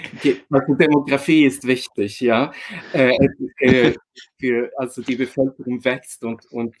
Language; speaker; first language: German; non-native, fluent; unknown